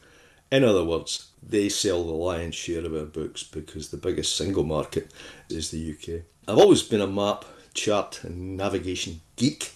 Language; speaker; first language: English; native; English